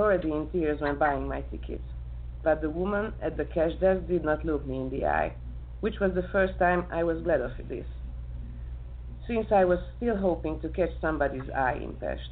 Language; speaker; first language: English; non-native, learner; Serbian